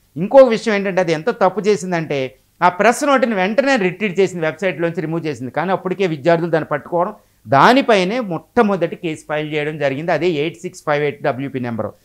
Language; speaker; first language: Telugu; native; Telugu